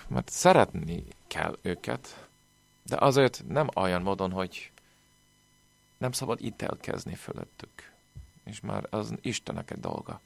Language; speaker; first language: Hungarian; non-native, fluent; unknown